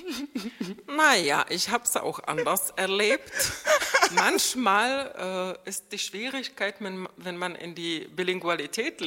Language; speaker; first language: German; non-native, fluent; Czech